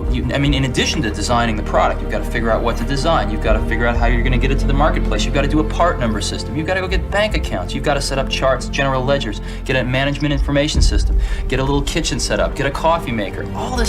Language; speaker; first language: English; native; English